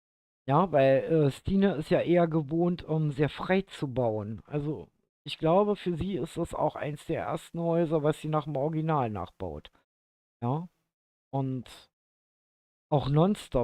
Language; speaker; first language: German; native; German